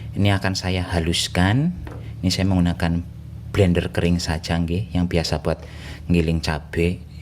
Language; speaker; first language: Indonesian; non-native, local second language; Javanese